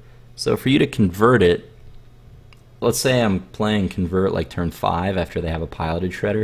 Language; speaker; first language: English; native; English